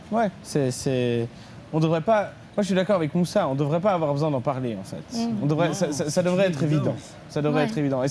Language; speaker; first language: French; native; French